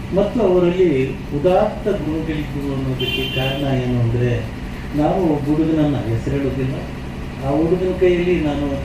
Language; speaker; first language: Kannada; non-native, local second language; Telugu